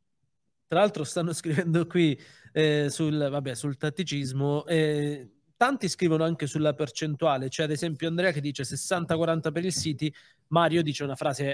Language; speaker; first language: Italian; native; Italian